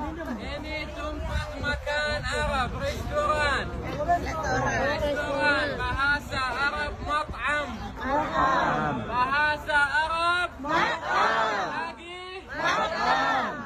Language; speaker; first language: Indonesian; non-native, learner; Arabic